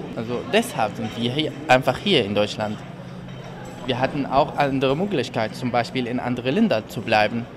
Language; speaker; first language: German; non-native, learner; Arabic